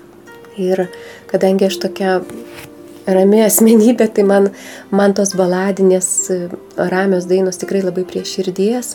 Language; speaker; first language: Lithuanian; native; Lithuanian